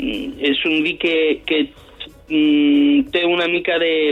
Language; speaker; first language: Catalan; non-native, fluent; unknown